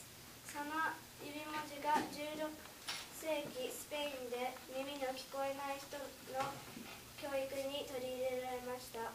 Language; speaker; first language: Japanese; early bilingual, heritage; Japanese